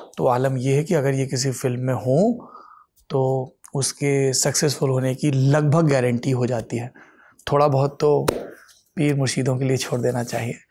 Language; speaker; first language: Hindi; native; Hindi